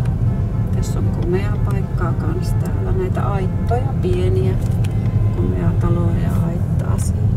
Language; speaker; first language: Finnish; native; Finnish